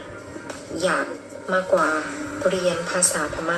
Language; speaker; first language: Thai; non-native, fluent; Burmese